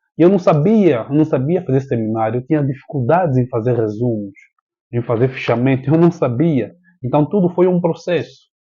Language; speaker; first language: Portuguese; native; Portuguese